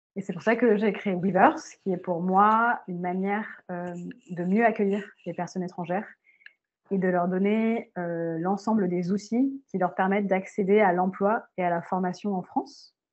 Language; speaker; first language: French; native; French